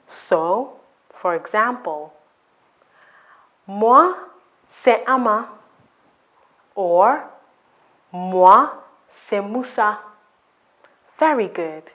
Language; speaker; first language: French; non-native, fluent; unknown